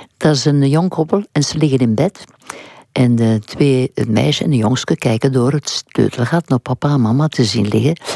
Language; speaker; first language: Dutch; non-native, local second language; French